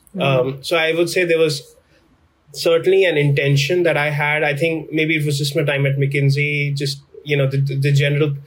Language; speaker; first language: English; non-native, local second language; Hindi